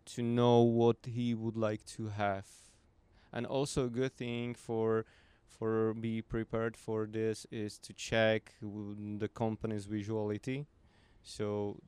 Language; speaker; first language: English; non-native, fluent; Slovak